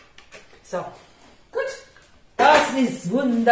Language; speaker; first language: German; non-native, learner; Filipino